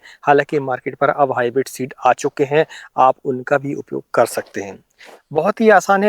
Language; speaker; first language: Hindi; native; Hindi